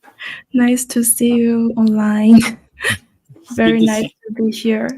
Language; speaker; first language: English; non-native, fluent; Cantonese